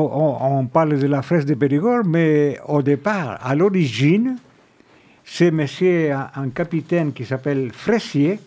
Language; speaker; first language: French; non-native, fluent; Spanish